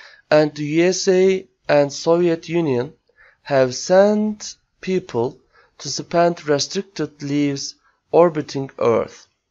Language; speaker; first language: English; non-native, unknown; Turkish